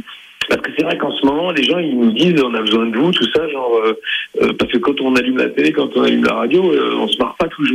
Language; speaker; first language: French; native; French